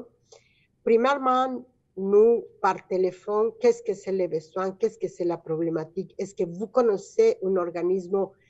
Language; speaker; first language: French; non-native, fluent; Spanish